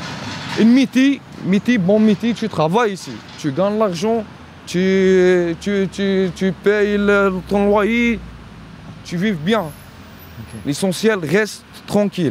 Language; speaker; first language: French; non-native, learner; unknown